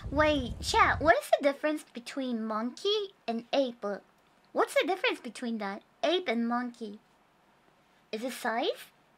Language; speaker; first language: English; non-native, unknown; Japanese